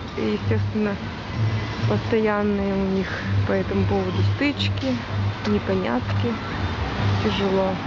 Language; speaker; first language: Russian; native; Russian